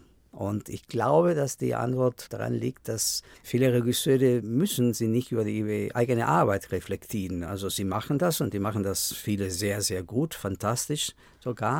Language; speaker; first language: German; non-native, fluent; Spanish